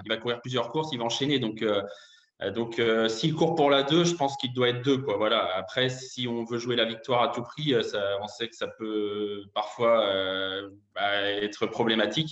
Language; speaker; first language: French; native; French